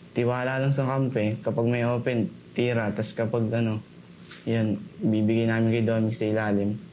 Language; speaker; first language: Filipino; native; Filipino